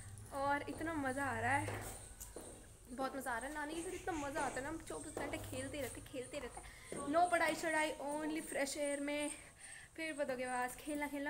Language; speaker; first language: Hindi; native; Hindi